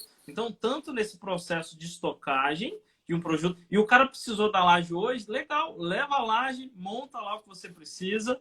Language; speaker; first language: Portuguese; native; Portuguese